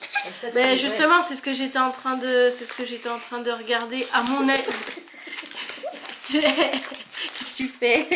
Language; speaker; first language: French; native; French